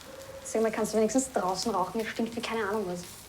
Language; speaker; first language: German; native; German